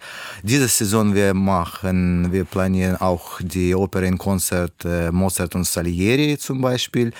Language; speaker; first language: German; non-native, learner; Russian